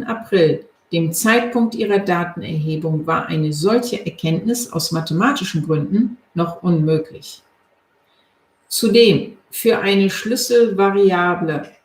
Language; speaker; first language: German; native; German